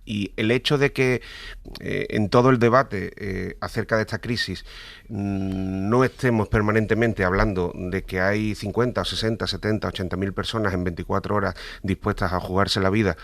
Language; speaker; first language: Spanish; native; Spanish